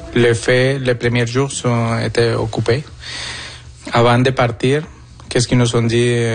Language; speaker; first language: French; non-native, fluent; Spanish